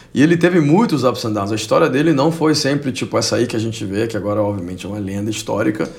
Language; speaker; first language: Portuguese; non-native, fluent; Spanish